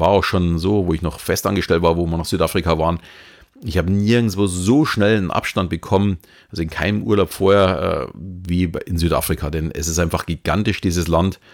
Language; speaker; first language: German; native; German